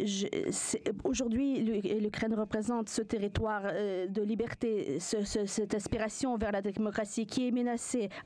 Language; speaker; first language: French; non-native, fluent; Ukrainian